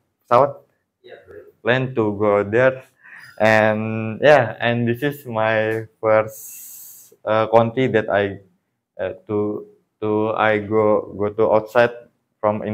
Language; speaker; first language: English; non-native, learner; Indonesian